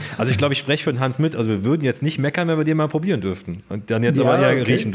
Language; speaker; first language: German; native; German